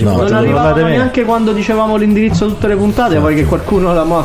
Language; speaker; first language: Italian; native; Italian